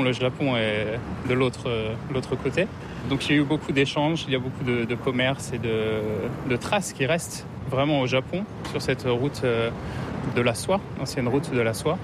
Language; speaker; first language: French; native; French